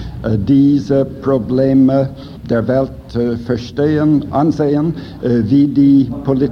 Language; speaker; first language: German; non-native, fluent; English